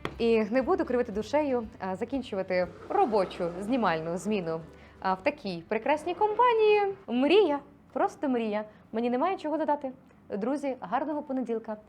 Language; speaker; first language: Ukrainian; native; Ukrainian